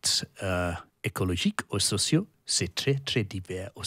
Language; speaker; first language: French; non-native, learner; English